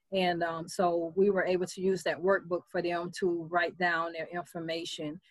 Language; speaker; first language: English; native; English